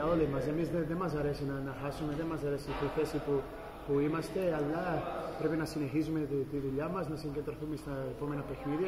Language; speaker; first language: Greek; non-native, fluent; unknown